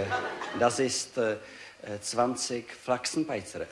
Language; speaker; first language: German; non-native, learner; Czech